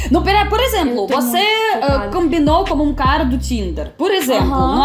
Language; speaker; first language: Portuguese; non-native, fluent; Russian